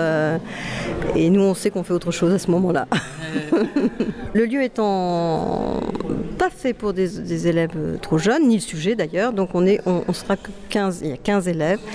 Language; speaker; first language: French; native; French